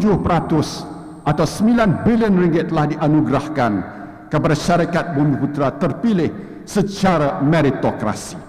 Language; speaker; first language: Malay; native; Malay